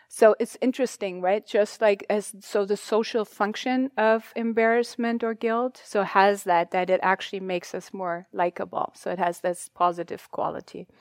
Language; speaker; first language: English; non-native, fluent; German